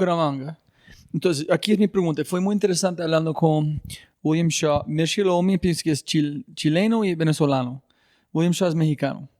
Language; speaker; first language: Spanish; non-native, fluent; English